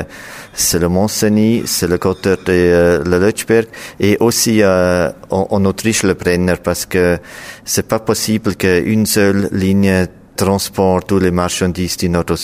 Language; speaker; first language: French; non-native, local second language; German